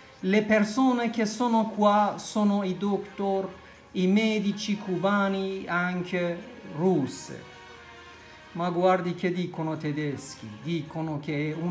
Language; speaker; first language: Italian; non-native, fluent; Spanish